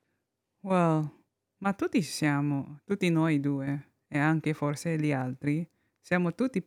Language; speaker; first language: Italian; non-native, learner; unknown